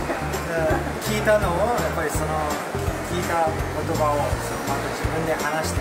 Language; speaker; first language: Japanese; early bilingual, other home language; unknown